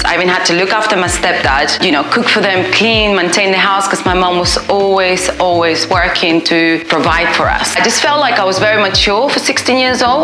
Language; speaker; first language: English; non-native, fluent; Spanish